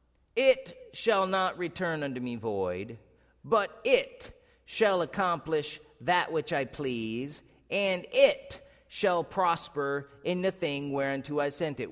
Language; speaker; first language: English; native; English